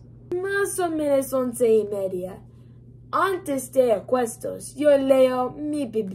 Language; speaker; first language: Spanish; non-native, learner; English